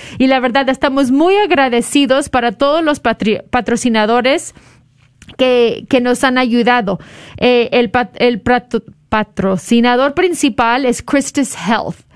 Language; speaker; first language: Spanish; early bilingual, heritage; Spanish